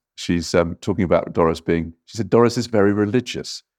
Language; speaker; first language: English; native; English